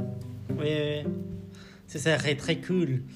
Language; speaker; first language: French; non-native, learner; English